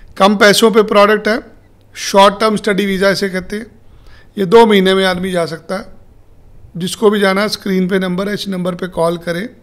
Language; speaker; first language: Hindi; native; Hindi